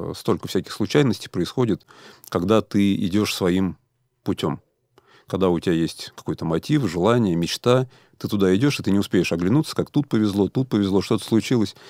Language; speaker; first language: Russian; native; Russian